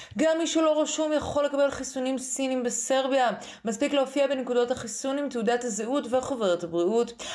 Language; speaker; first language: Hebrew; native; Hebrew